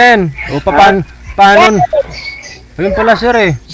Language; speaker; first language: Filipino; native; Filipino